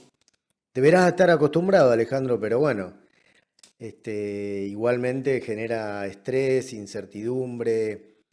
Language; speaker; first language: Spanish; native; Spanish